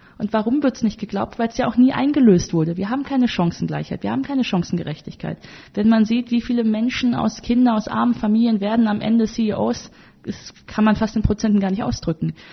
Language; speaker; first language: German; native; German